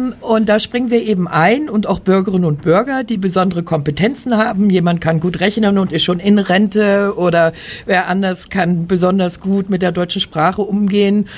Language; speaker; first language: German; native; German